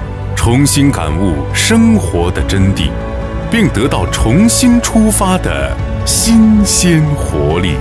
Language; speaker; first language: Chinese; native; Chinese